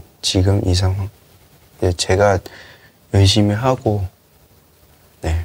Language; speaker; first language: Korean; non-native, learner; Cantonese